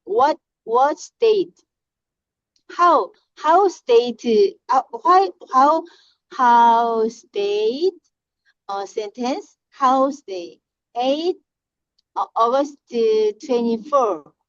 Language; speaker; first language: English; non-native, learner; Korean